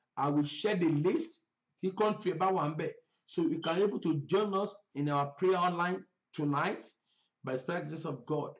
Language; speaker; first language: English; non-native, local second language; Yoruba